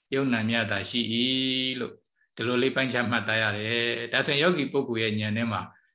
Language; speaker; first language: Burmese; native; Burmese